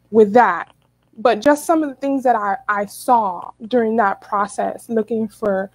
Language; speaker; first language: English; native; English